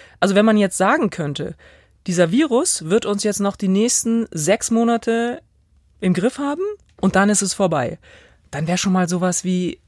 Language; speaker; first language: German; native; German